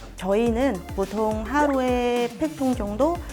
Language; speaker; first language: Korean; non-native, fluent; Khmer